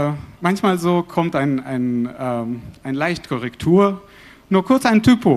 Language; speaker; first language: German; non-native, fluent; Arabic